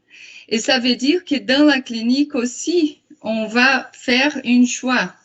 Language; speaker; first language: French; non-native, fluent; Portuguese